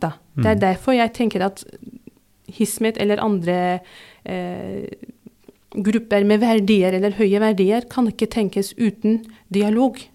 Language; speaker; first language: Norwegian; non-native, fluent; Turkish